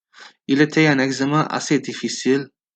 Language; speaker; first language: French; non-native, fluent; English